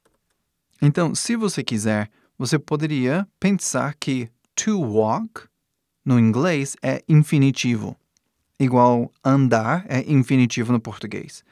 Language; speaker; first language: Portuguese; non-native, fluent; English